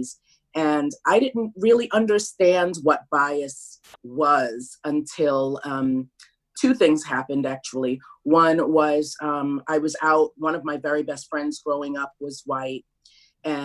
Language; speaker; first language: English; native; English